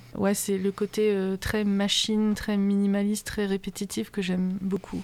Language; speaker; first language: French; early bilingual, heritage; English